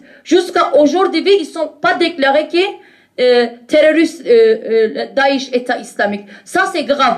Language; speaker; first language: French; non-native, learner; Kurdish